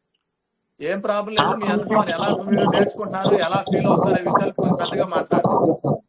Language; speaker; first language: Telugu; native; Telugu